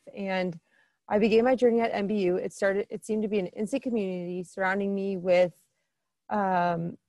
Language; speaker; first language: English; native; English